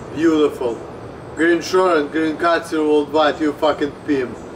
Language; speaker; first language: English; non-native, fluent; Russian